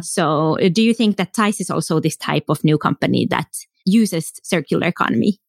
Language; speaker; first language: English; non-native, fluent; Finnish